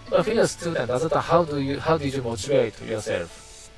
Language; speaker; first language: English; non-native, learner; Japanese